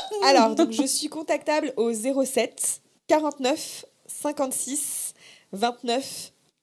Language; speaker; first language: French; native; French